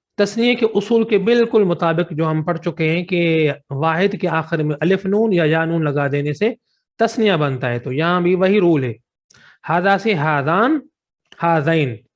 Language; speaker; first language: Urdu; non-native, local second language; Sindhi